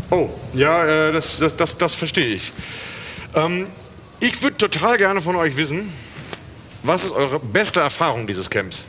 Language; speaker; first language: German; native; German